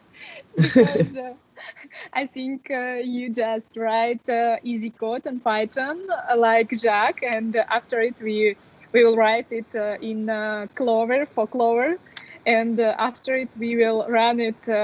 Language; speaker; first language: English; non-native, fluent; Russian